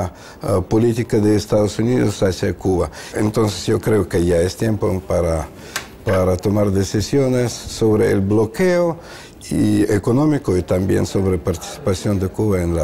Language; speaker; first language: Spanish; non-native, fluent; Russian